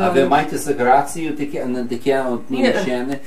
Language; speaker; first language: Ukrainian; early bilingual, heritage; Ukrainian